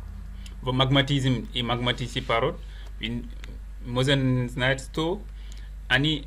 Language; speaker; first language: Russian; non-native, learner; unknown